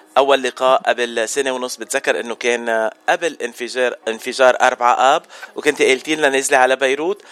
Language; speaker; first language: Arabic; native; Arabic